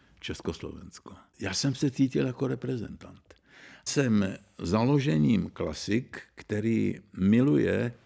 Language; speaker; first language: Czech; native; Czech